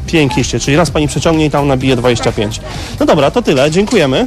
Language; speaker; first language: Polish; native; Polish